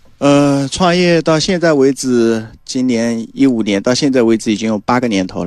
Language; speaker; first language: Chinese; native; Chinese